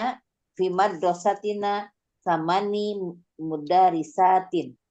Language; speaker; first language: Arabic; non-native, learner; Indonesian